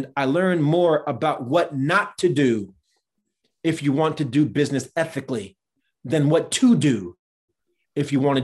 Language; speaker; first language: English; native; English